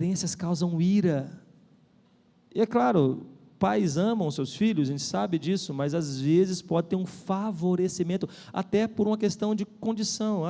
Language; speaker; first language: Portuguese; native; Portuguese